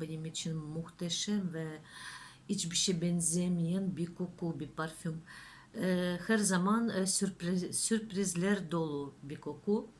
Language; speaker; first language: Turkish; non-native, learner; Russian